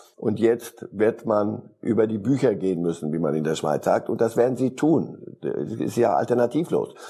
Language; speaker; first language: German; early bilingual, other home language; Polish